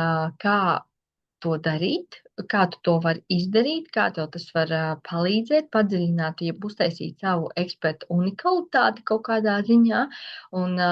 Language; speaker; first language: Latvian; native; Latvian